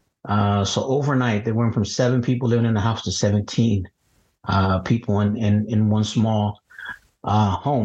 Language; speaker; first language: English; native; English